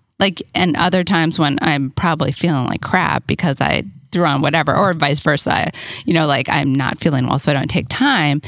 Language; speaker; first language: English; native; English